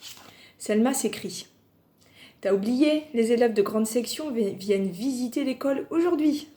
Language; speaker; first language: French; native; French